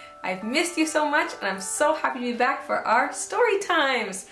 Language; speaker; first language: English; native; English